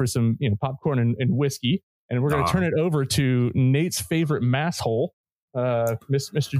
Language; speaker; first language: English; native; English